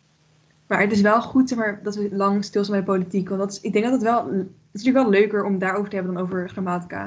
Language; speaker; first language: Dutch; native; Dutch